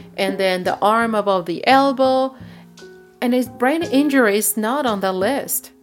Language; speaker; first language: English; non-native, fluent; Spanish